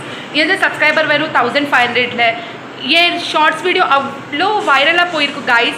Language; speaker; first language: Tamil; non-native, local second language; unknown